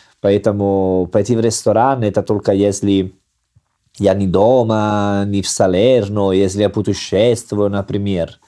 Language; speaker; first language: Russian; non-native, learner; Italian